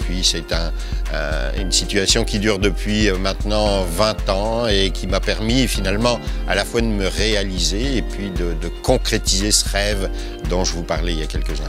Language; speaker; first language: French; native; French